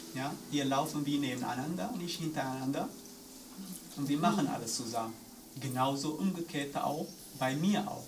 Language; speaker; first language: German; non-native, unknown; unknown